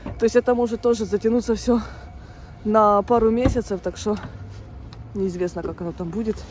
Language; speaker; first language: Russian; native; Russian